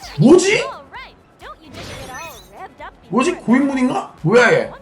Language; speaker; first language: Korean; native; Korean